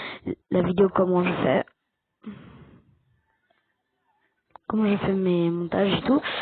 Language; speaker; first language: French; native; French